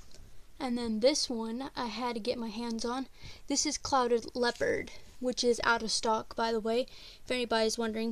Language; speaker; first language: English; native; English